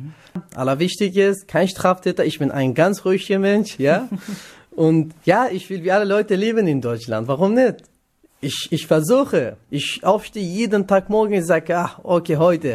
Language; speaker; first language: German; non-native, learner; Kurdish